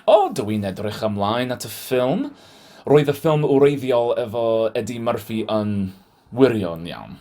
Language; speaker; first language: Welsh; non-native, learner; English